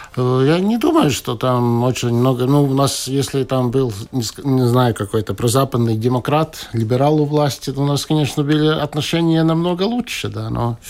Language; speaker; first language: Russian; non-native, local second language; Latvian